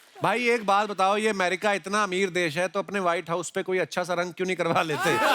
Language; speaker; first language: Hindi; non-native, local second language; Punjabi